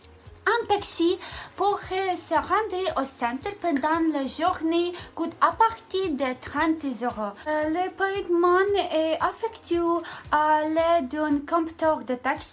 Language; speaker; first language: French; non-native, learner; Ukrainian